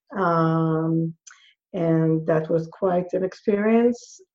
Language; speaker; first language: English; non-native, fluent; Hebrew